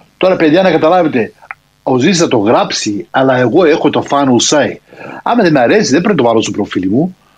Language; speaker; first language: Greek; early bilingual, heritage; Greek